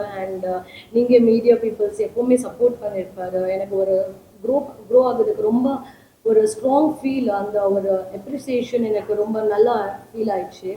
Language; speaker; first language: Tamil; non-native, learner; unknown